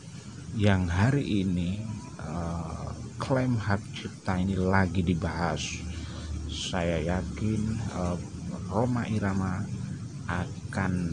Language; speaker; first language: Indonesian; native; Indonesian